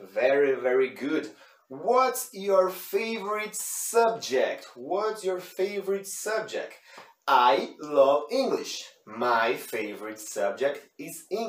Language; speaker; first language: English; non-native, learner; Portuguese